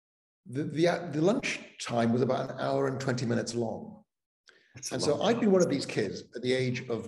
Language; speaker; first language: English; non-native, local second language; Welsh